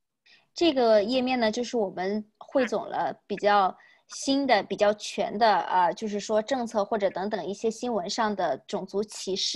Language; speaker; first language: Chinese; native; Chinese